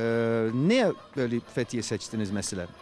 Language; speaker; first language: Turkish; non-native, fluent; English